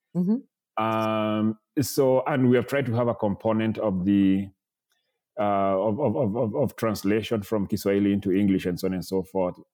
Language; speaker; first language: English; non-native, local second language; Kikuyu